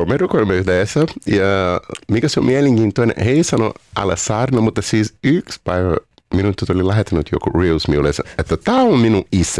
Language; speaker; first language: Finnish; non-native, fluent; Portuguese